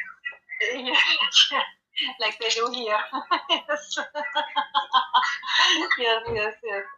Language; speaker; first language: English; non-native, fluent; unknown